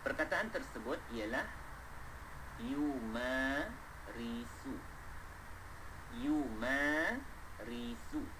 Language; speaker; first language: Malay; native; Malay